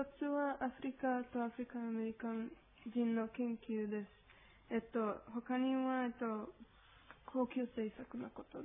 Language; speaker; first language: Japanese; non-native, learner; Spanish